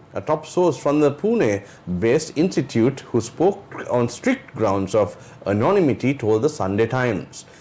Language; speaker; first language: English; non-native, local second language; Sinhala